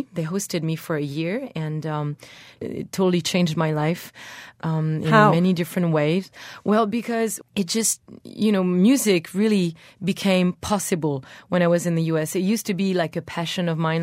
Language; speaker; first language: English; non-native, fluent; French